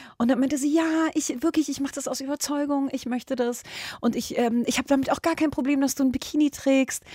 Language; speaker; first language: German; early bilingual, other home language; Arabic